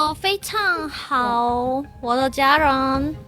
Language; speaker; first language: Chinese; non-native, learner; Korean